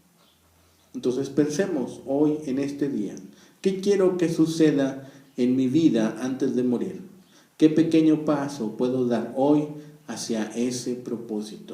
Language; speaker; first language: Spanish; native; Spanish